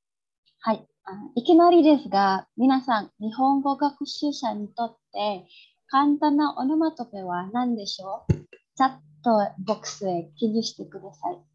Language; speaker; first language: Japanese; non-native, fluent; Indonesian